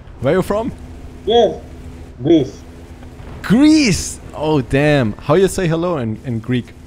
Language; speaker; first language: English; non-native, learner; German